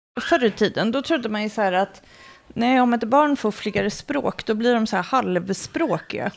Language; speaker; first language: Swedish; native; Swedish